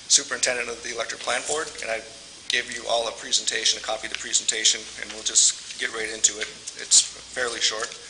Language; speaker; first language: English; native; English